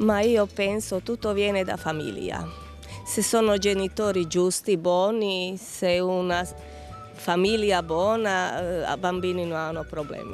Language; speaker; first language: Italian; non-native, learner; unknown